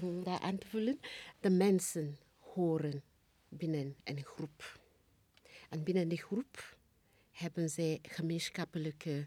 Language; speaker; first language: Dutch; non-native, fluent; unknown